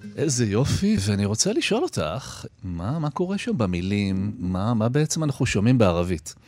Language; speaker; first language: Hebrew; native; Hebrew